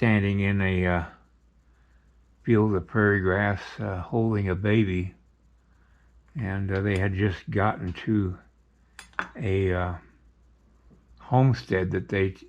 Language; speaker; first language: English; native; English